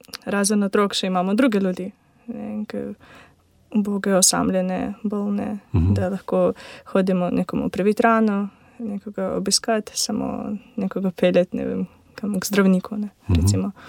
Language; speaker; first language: Slovenian; non-native, learner; Ukrainian